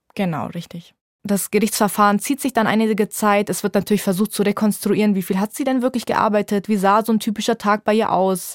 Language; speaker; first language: German; native; German